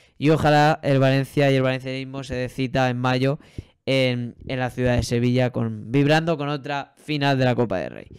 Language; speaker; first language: Spanish; native; Spanish